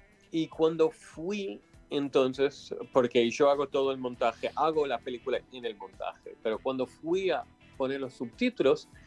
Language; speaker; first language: Spanish; non-native, fluent; English